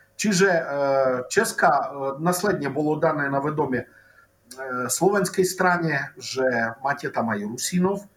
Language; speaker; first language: Slovak; non-native, local second language; Rusyn